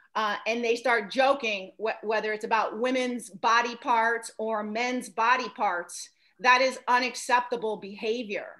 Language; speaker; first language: English; native; English